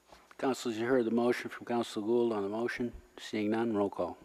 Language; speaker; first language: English; native; English